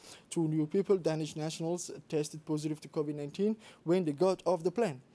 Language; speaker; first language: English; non-native, fluent; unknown